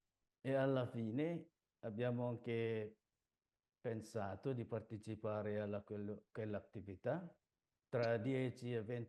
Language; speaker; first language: Italian; non-native, learner; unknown